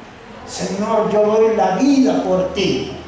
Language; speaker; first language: Spanish; native; Spanish